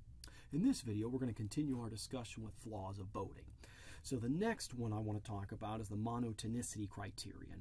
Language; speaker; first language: English; native; English